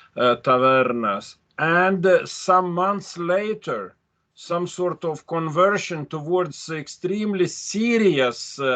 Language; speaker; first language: English; non-native, fluent; Lithuanian